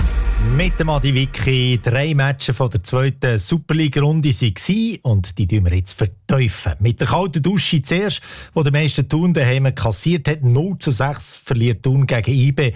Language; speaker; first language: German; native; German